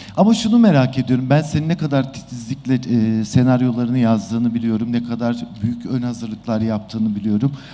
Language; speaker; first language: Turkish; native; Turkish